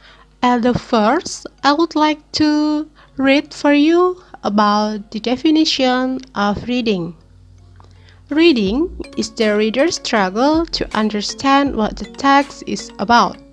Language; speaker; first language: English; non-native, learner; Indonesian